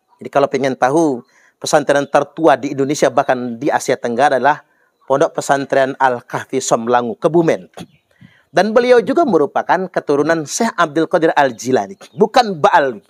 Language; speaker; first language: Indonesian; native; Indonesian